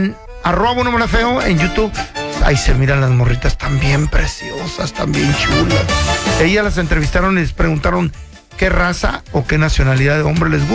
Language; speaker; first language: Spanish; native; Spanish